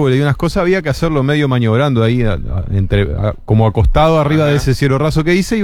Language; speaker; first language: Spanish; native; Spanish